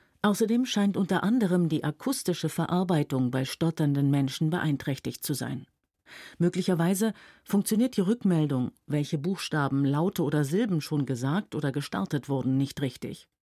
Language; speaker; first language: German; native; German